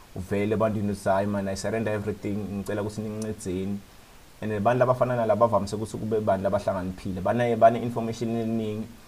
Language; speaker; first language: Zulu; non-native, local second language; Swati